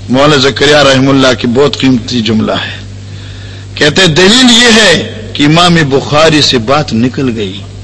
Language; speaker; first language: Urdu; non-native, local second language; Northern Hindko